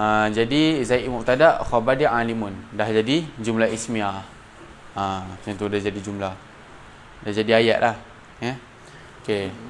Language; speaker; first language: Malay; native; Malay